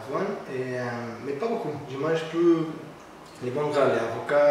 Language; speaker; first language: French; non-native, learner; Portuguese